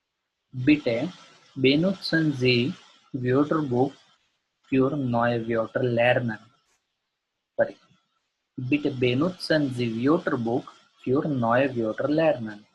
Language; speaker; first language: German; non-native, learner; Gujarati